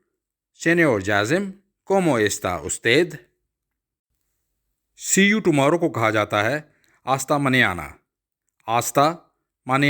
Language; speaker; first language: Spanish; non-native, fluent; Urdu